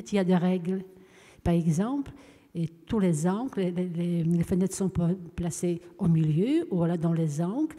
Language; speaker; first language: French; non-native, fluent; Polish